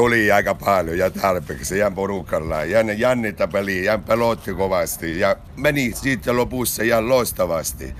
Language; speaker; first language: Finnish; non-native, learner; Italian